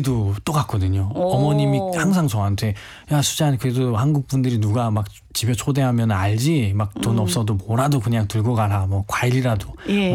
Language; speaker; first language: Korean; non-native, fluent; Nepali